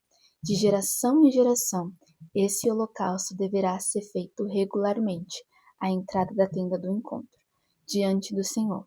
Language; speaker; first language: Portuguese; native; Portuguese